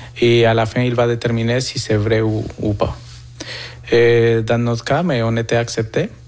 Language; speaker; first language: French; non-native, fluent; Spanish